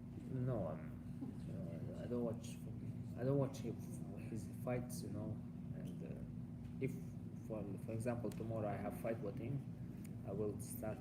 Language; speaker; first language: English; non-native, learner; Russian